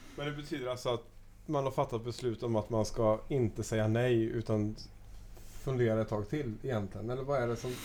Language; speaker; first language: Swedish; native; Swedish